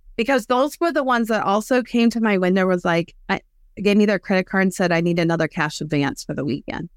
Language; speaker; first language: English; native; English